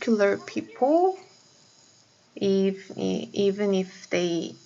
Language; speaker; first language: English; non-native, learner; Korean